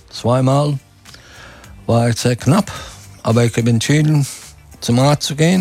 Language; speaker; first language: German; non-native, fluent; English